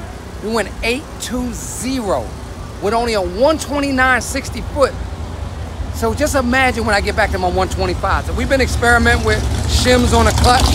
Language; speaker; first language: English; native; English